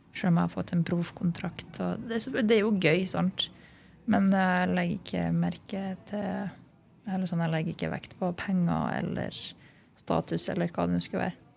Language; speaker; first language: Norwegian; early bilingual, other home language; Lithuanian